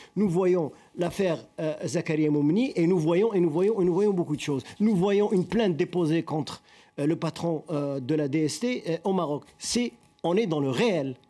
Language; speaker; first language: French; non-native, local second language; Arabic